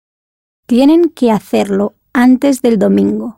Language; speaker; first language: Spanish; non-native, learner; English